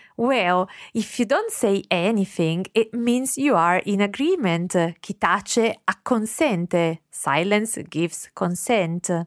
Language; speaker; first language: English; non-native, fluent; Italian